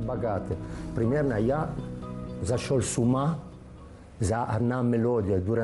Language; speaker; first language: Russian; non-native, learner; Italian